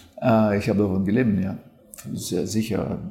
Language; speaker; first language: German; non-native, fluent; French